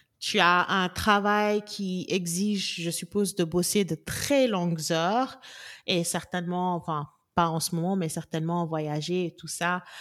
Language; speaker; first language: French; non-native, local second language; Wolof